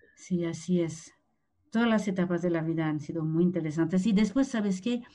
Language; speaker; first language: Spanish; non-native, fluent; French